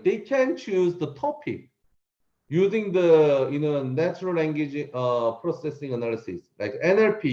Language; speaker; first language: English; non-native, learner; Korean